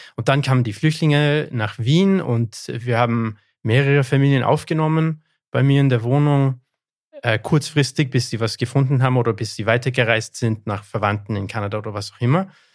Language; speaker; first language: German; non-native, fluent; English